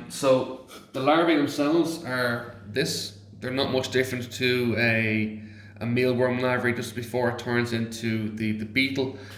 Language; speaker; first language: English; native; English